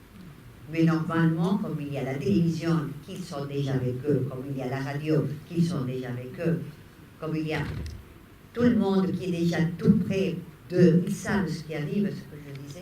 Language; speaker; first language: French; non-native, fluent; Spanish